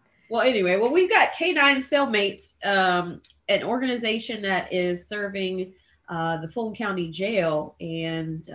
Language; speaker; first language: English; native; English